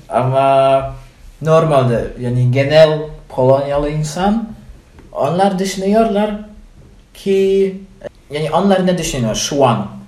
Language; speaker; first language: Turkish; non-native, learner; Polish